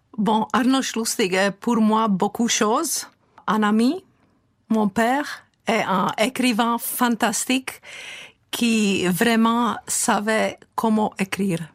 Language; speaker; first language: French; non-native, fluent; Czech